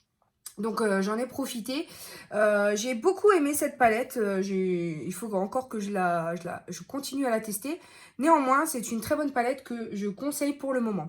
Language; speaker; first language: French; native; French